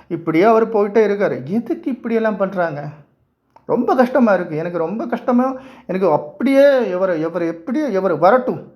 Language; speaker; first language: Tamil; non-native, local second language; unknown